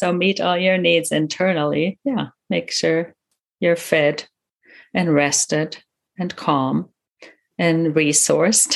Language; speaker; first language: English; non-native, fluent; German